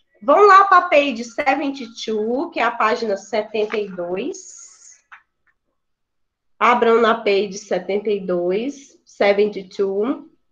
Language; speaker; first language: Portuguese; native; Portuguese